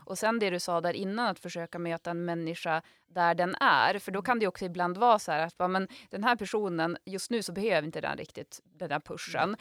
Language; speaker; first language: Swedish; native; Swedish